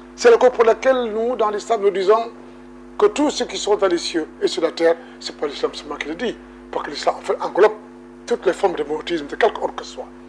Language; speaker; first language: French; non-native, local second language; Wolof